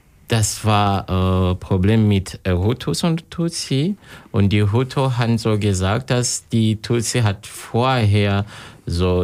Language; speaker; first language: German; non-native, learner; Kinyarwanda